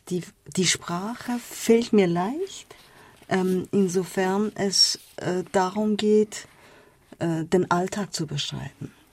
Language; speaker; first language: German; non-native, fluent; Persian